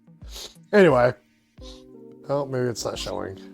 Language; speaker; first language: English; native; English